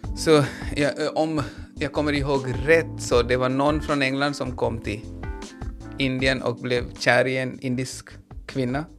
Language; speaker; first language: Swedish; non-native, fluent; Hindi